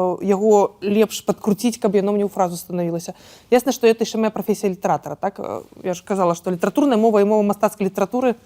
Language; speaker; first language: Belarusian; non-native, local second language; Russian